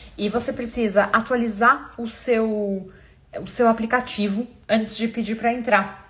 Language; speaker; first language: Portuguese; native; Portuguese